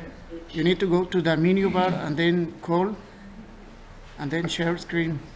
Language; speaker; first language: English; non-native, learner; Spanish